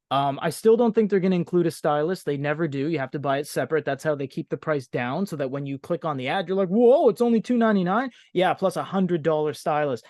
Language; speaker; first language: English; native; English